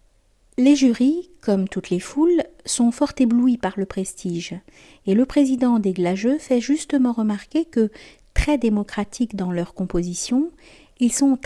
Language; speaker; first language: French; native; French